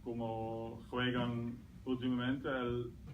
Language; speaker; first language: Spanish; non-native, learner; Dutch